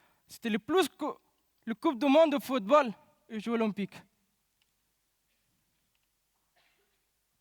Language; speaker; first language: French; non-native, learner; Pashto